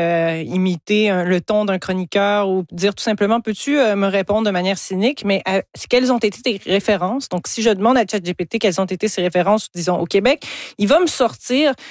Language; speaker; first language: French; native; French